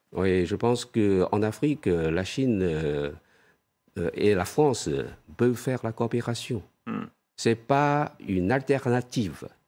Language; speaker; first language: French; non-native, fluent; Chinese